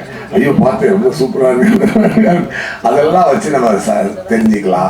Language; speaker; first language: Tamil; native; Tamil